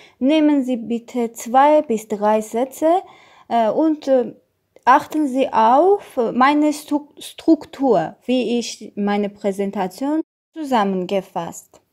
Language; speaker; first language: German; non-native, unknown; Russian